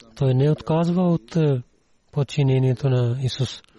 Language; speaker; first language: Bulgarian; non-native, learner; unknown